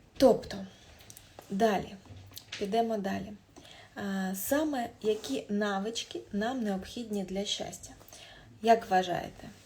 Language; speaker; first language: Ukrainian; non-native, local second language; Russian